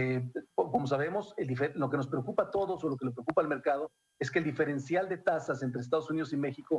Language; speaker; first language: Spanish; native; Spanish